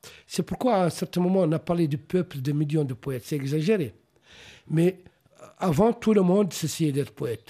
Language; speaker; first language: French; non-native, local second language; Arabic